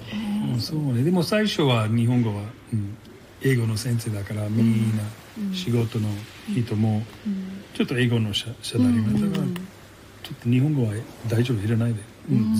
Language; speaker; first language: Japanese; non-native, learner; English